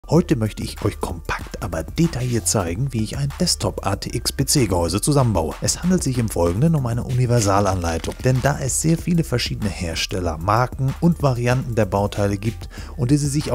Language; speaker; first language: German; native; German